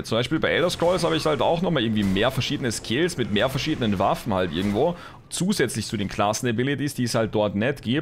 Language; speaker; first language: German; native; German